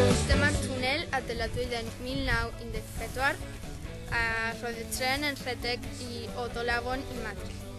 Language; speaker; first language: Welsh; non-native, learner; Spanish